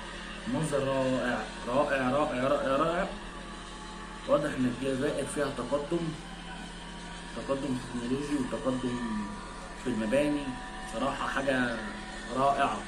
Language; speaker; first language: Arabic; native; Arabic